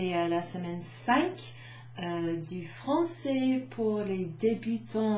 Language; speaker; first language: French; non-native, fluent; English